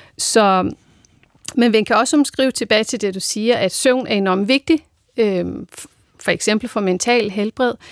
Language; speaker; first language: Danish; non-native, fluent; Portuguese